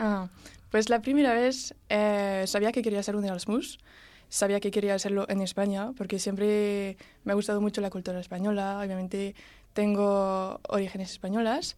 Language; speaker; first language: Spanish; early bilingual, heritage; French